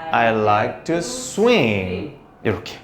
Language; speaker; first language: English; non-native, fluent; Korean